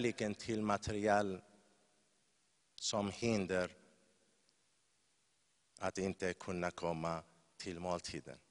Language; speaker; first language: Swedish; non-native, fluent; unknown